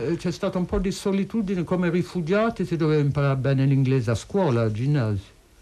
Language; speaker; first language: Italian; early bilingual, heritage; Italian